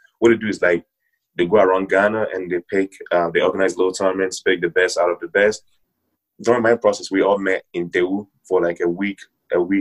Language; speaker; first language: English; non-native, local second language; Ewe